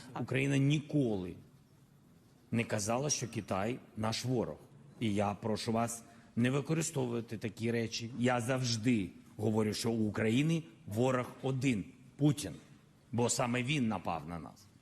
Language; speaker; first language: Ukrainian; non-native, local second language; Russian